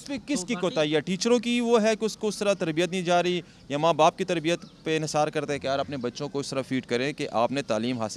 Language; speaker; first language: Urdu; native; Urdu